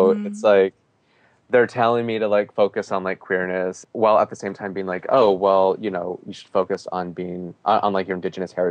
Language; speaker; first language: English; native; English